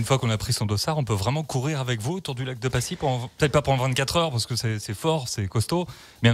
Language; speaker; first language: French; native; French